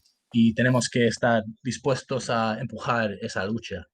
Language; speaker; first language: Spanish; early bilingual, heritage; Spanish